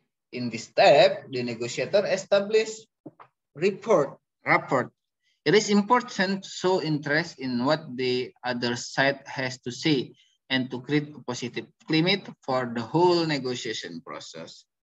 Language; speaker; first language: English; non-native, fluent; Indonesian